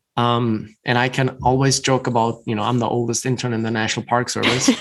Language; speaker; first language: English; non-native, fluent; German